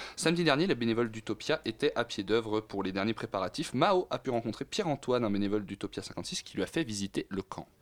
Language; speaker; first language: French; native; French